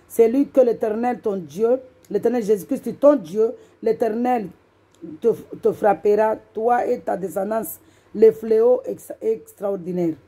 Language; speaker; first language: French; non-native, local second language; Comorian